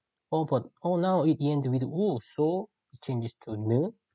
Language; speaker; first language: English; non-native, fluent; Korean